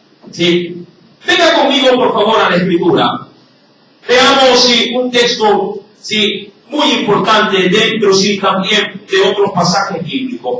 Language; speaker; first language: Spanish; native; Spanish